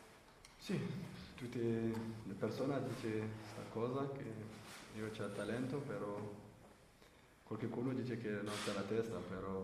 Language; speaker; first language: Italian; non-native, learner; French